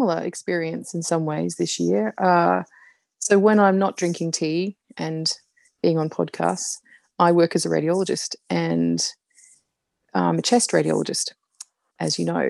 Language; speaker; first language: English; native; English